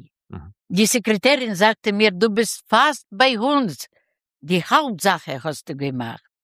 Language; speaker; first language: German; non-native, learner; Russian